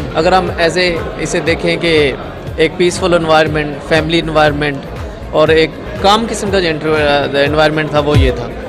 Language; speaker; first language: Urdu; native; Urdu